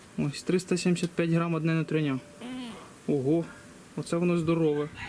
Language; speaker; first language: Ukrainian; native; Ukrainian